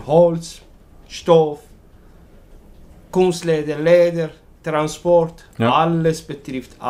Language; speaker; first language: German; non-native, learner; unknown